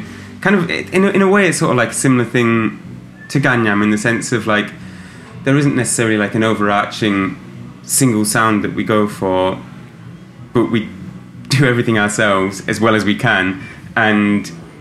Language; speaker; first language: English; native; English